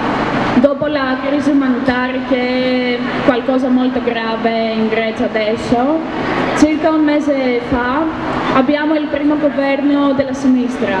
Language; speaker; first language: Italian; non-native, learner; Greek